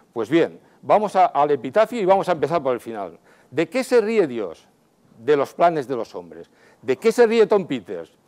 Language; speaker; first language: Spanish; native; Spanish